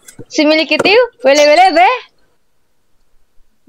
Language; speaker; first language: Turkish; non-native, learner; Indonesian